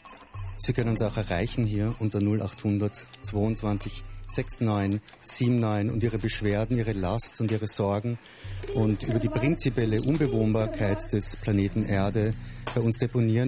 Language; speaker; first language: German; native; German